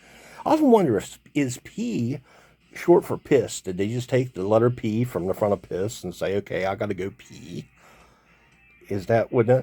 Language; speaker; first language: English; native; English